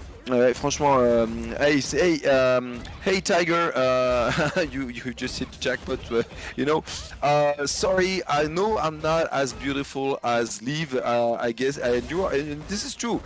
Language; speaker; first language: English; non-native, fluent; French